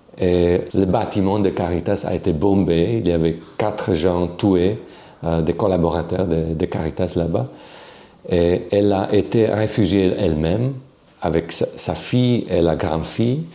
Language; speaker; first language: French; non-native, fluent; Slovak